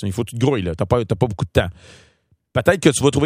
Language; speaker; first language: French; native; French